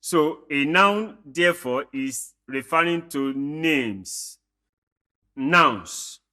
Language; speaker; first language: English; non-native, local second language; Yoruba